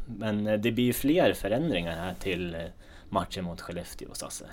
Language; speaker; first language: Swedish; native; Swedish